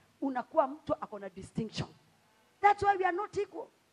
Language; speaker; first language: English; non-native, local second language; Swahili